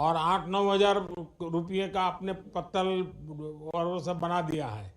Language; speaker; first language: Hindi; non-native, local second language; Gujarati